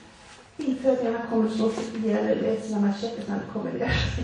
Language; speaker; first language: Swedish; early bilingual, other home language; Portuguese